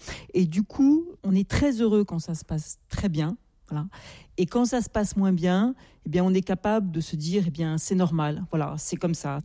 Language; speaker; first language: French; native; French